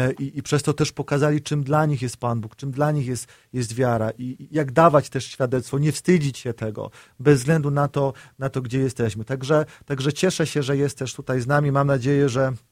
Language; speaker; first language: Polish; native; Polish